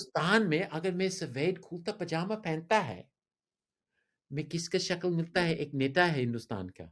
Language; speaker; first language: Hindi; non-native, fluent; English